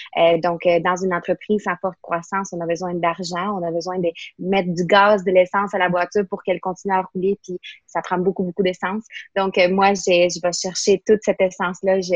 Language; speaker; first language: French; non-native, fluent; Spanish